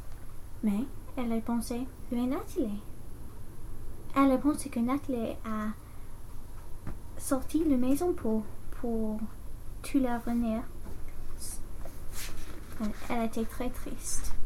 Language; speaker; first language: French; non-native, learner; English